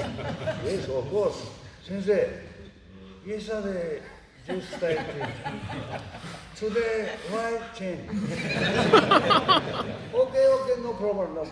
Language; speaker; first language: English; non-native, learner; Japanese